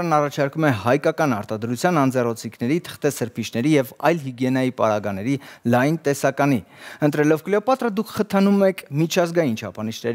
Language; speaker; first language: Armenian; native; Armenian